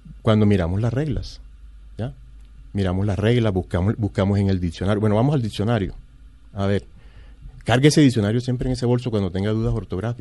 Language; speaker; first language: Spanish; native; Spanish